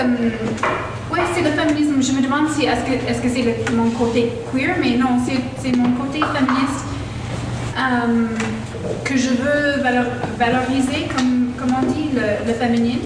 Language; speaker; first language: French; non-native, local second language; English